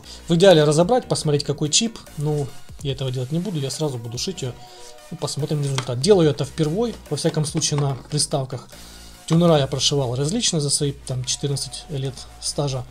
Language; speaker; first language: Russian; native; Russian